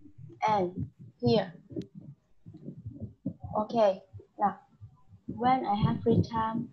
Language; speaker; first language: English; non-native, learner; Vietnamese